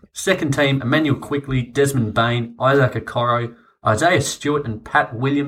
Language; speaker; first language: English; native; English